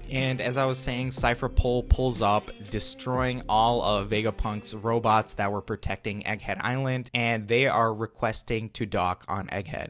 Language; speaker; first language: English; native; English